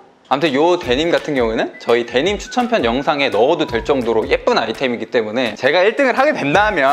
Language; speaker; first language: Korean; native; Korean